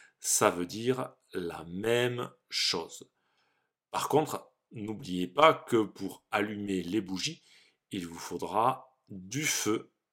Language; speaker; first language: French; native; French